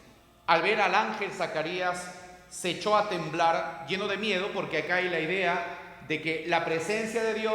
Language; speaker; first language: Spanish; native; Spanish